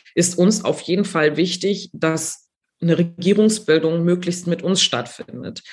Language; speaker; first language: German; native; German